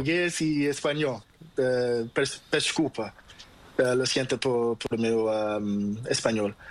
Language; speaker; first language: Spanish; non-native, learner; Portuguese